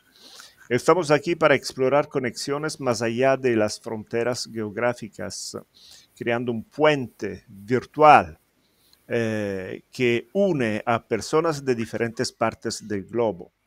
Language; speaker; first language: Spanish; non-native, fluent; Italian